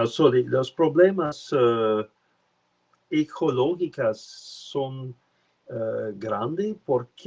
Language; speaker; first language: Spanish; non-native, learner; French